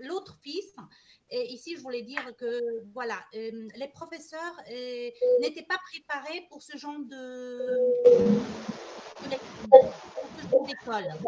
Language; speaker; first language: French; non-native, fluent; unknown